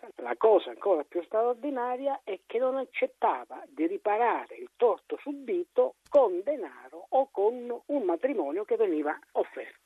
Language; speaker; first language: Italian; native; Italian